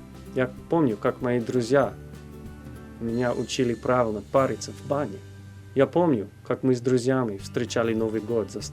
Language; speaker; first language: Russian; non-native, fluent; English